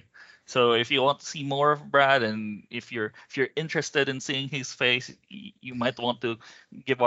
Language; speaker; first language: English; non-native, local second language; Filipino